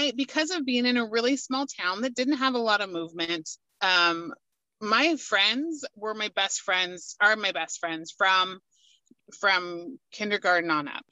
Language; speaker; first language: English; native; English